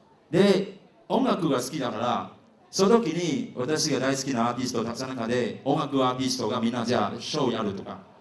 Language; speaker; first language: Japanese; non-native, fluent; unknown